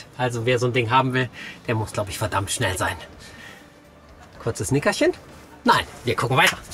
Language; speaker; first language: German; native; German